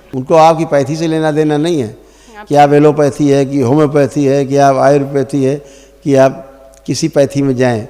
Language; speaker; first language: Hindi; native; Hindi